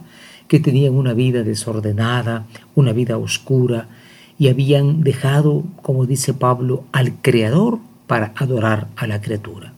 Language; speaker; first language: Spanish; native; Spanish